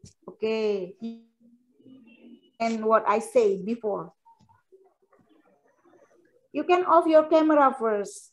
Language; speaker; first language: English; non-native, fluent; Indonesian